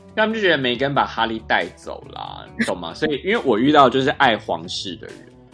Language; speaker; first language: Chinese; native; Chinese